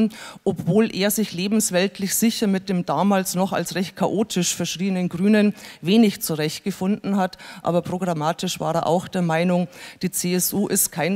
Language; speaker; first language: German; native; German